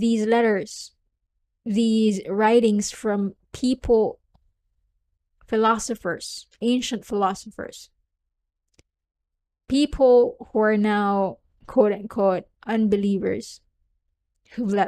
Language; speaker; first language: English; non-native, local second language; Cebuano